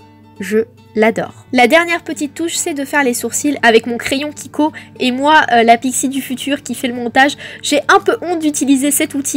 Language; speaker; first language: French; native; French